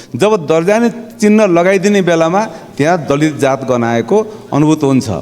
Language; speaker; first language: Nepali; native; Nepali